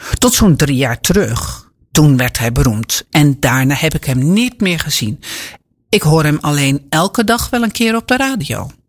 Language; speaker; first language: Dutch; native; Dutch